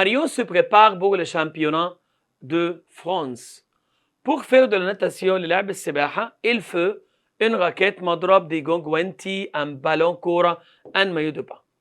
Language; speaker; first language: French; non-native, fluent; Arabic